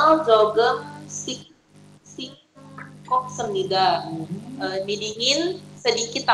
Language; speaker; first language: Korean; non-native, learner; Indonesian